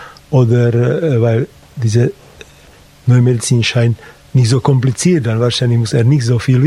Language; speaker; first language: German; non-native, fluent; Slovak